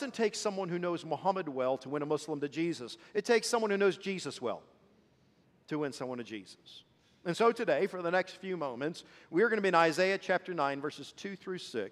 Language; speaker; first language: English; early bilingual, other home language; Swedish